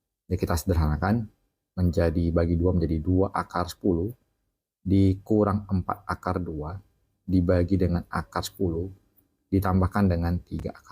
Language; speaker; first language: Indonesian; native; Indonesian